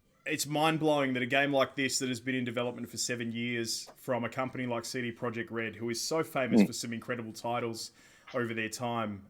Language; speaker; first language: English; native; English